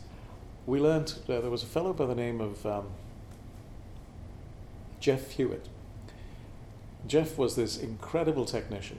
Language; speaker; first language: English; non-native, local second language; Tamil